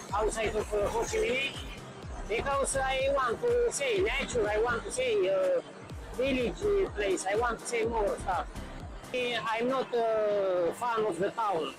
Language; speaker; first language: English; non-native, learner; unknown